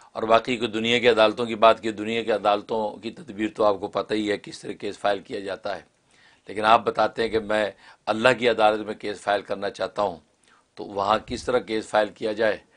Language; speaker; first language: Urdu; non-native, local second language; Kashmiri